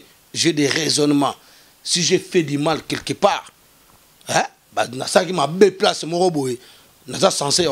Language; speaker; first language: French; non-native, local second language; Lingala